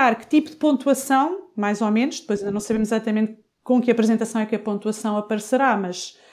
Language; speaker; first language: Portuguese; native; Portuguese